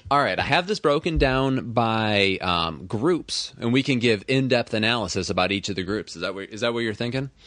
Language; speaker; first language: English; early bilingual, other home language; Filipino